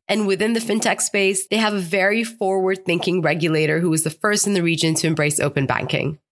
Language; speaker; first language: English; non-native, fluent; Arabic